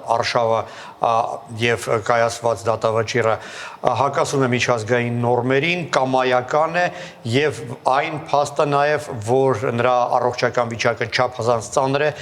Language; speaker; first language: Armenian; native; Armenian